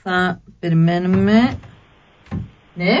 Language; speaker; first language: Greek; non-native, learner; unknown